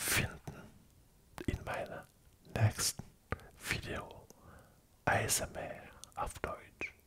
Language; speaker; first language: German; non-native, learner; French